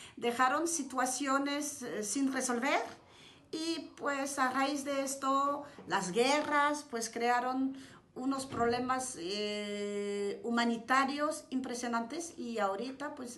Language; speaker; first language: Spanish; non-native, fluent; French